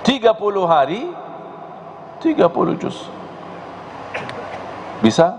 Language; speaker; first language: Indonesian; non-native, fluent; Arabic